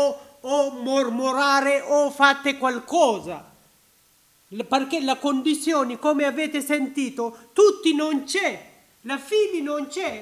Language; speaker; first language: Italian; non-native, learner; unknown